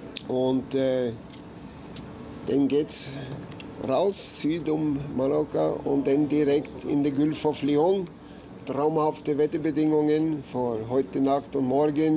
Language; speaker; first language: German; non-native, fluent; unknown